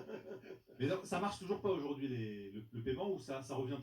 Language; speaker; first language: French; native; French